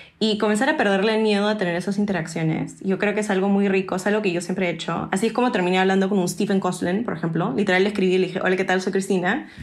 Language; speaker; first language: Spanish; non-native, fluent; English